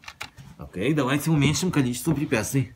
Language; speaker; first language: Russian; native; Russian